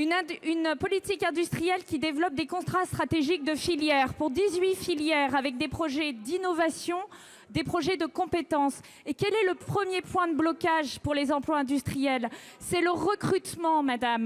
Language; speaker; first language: French; native; French